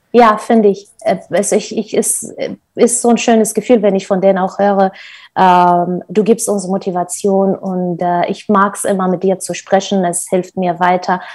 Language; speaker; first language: German; non-native, fluent; Kurdish